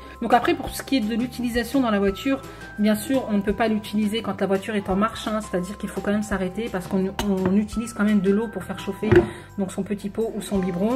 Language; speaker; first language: French; native; French